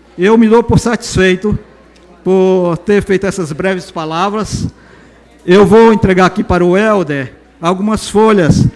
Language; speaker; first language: Portuguese; native; Portuguese